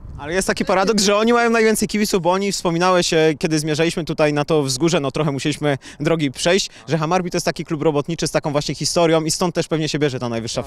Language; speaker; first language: Polish; native; Polish